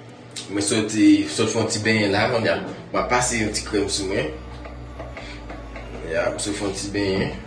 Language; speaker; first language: French; non-native, learner; Haitian Creole